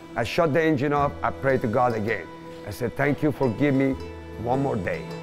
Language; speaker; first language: English; non-native, fluent; Persian